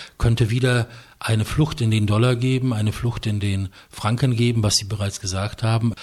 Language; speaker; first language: German; non-native, fluent; Polish